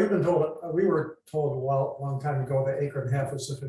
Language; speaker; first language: English; native; English